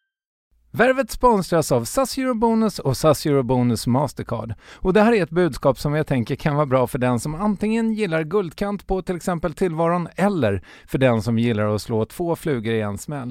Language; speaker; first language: Swedish; native; Swedish